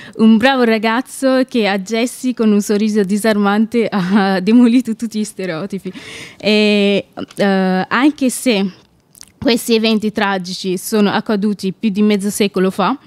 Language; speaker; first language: Italian; non-native, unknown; Wolof